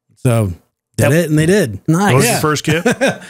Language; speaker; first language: English; native; English